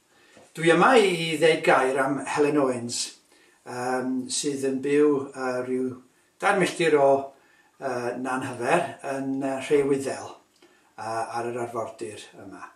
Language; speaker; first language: Welsh; native; Welsh